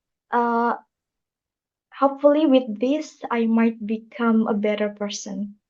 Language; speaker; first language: English; non-native, learner; Indonesian